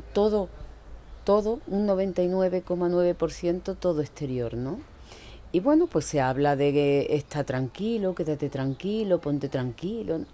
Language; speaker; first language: Spanish; native; Spanish